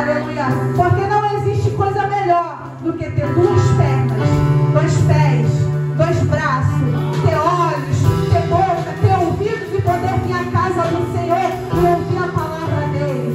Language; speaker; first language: Portuguese; native; Portuguese